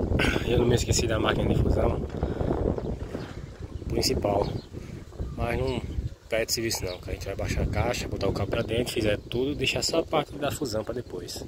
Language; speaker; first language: Portuguese; native; Portuguese